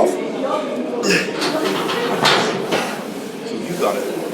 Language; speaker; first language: English; non-native, learner; Italian